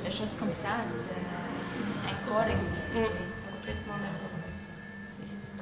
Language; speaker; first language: French; non-native, learner; Polish